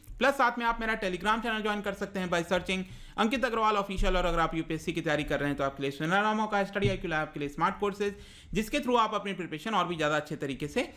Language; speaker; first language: Hindi; native; Hindi